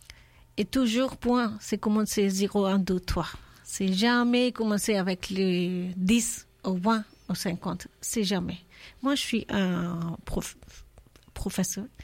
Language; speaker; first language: French; non-native, learner; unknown